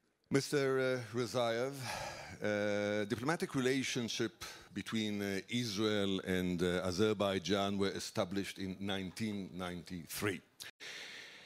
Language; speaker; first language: English; non-native, fluent; Hebrew